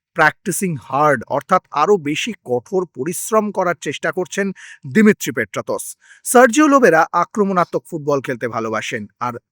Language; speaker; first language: Bangla; native; Bangla